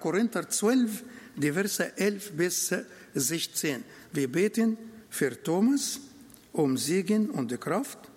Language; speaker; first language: German; non-native, learner; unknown